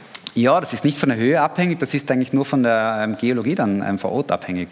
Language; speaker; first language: German; native; German